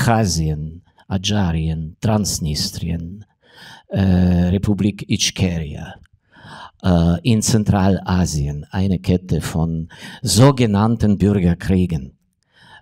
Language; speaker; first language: German; non-native, fluent; Ukrainian